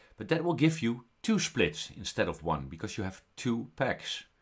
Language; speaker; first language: English; non-native, fluent; Dutch